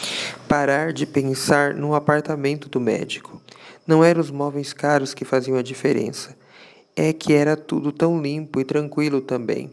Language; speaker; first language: Portuguese; native; Portuguese